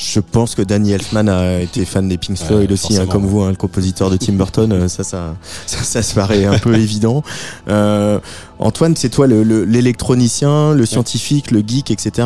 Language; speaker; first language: French; native; French